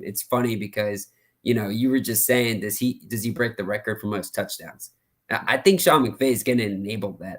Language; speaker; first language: English; native; English